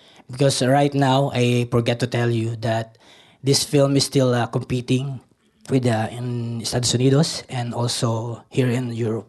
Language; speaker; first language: English; non-native, local second language; Filipino